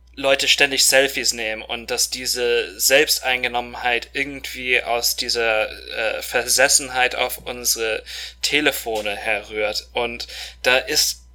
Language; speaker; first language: German; non-native, fluent; Russian